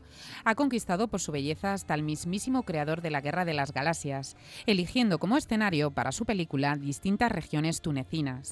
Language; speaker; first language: Spanish; native; Spanish